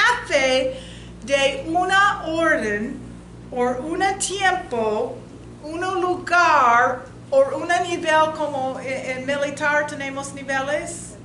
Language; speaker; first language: Spanish; non-native, learner; English